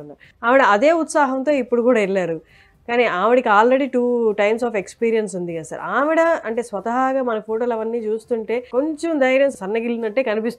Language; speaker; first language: Telugu; native; Telugu